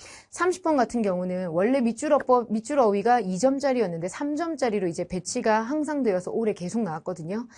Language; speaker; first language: Korean; native; Korean